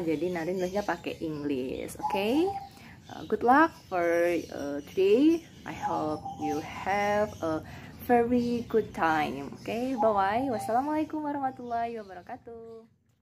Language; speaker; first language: English; non-native, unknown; Indonesian